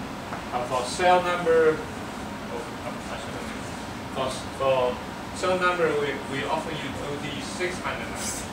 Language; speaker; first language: English; non-native, fluent; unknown